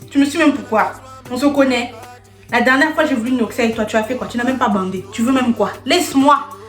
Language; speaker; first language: French; native; French